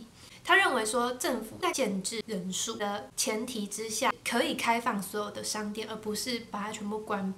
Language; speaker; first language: Chinese; native; Chinese